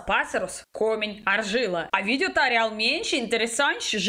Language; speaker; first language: Portuguese; non-native, learner; Russian